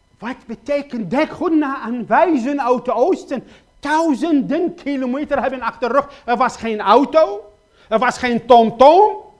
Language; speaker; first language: Dutch; non-native, fluent; Kurdish